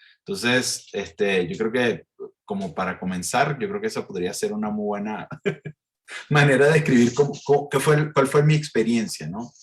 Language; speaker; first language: Spanish; native; Spanish